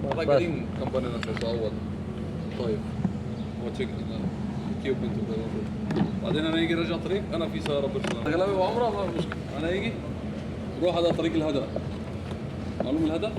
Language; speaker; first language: Arabic; non-native, learner; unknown